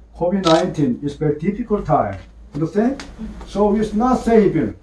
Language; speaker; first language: English; non-native, learner; Korean